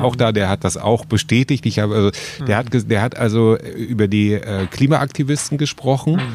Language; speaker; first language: German; native; German